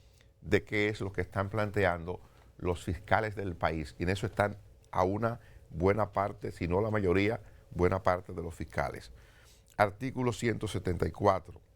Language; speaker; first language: Spanish; native; Spanish